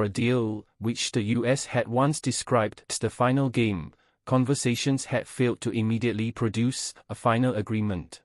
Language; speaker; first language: English; non-native, fluent; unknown